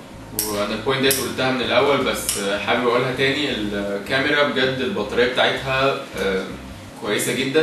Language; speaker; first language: Arabic; native; Arabic